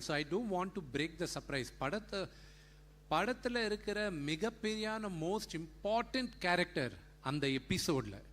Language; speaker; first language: Tamil; non-native, local second language; Telugu